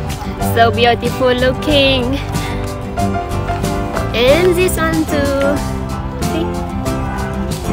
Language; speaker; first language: English; non-native, learner; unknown